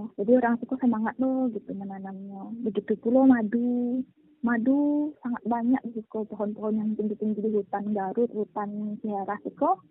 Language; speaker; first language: Indonesian; native; Indonesian